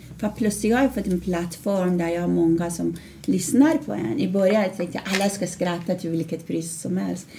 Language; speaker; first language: Swedish; non-native, fluent; Persian